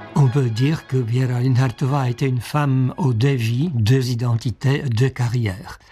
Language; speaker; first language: French; non-native, fluent; Czech